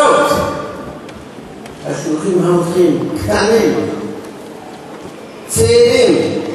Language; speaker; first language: Hebrew; non-native, fluent; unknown